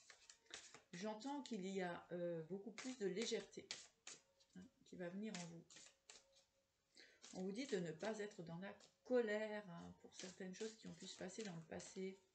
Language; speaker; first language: French; native; French